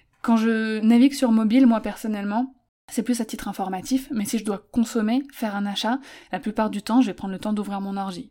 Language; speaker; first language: French; native; French